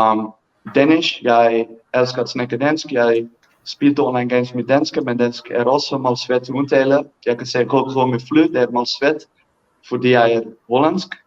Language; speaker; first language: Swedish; non-native, learner; Dutch